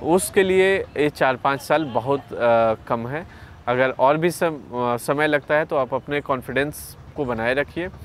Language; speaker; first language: Hindi; native; Hindi